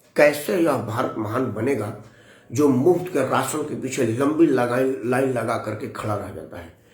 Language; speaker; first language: Hindi; native; Hindi